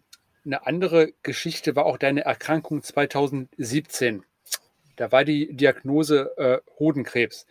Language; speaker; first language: German; native; German